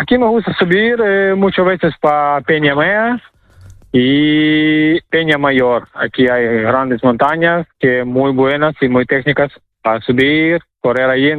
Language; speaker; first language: Spanish; non-native, learner; Ukrainian